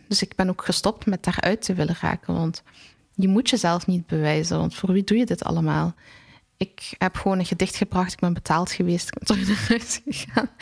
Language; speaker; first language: Dutch; early bilingual, other home language; Arabic